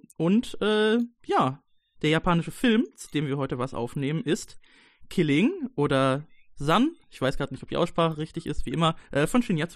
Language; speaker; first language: German; native; German